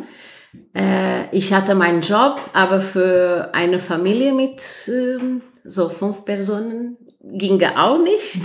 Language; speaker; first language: German; non-native, fluent; Portuguese